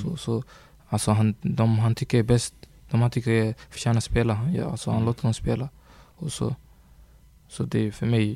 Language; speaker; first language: Swedish; early bilingual, other home language; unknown